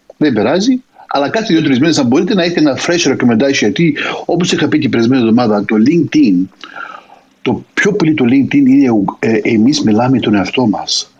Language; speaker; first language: Greek; early bilingual, heritage; Greek